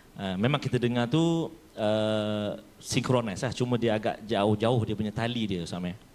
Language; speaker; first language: Malay; native; Malay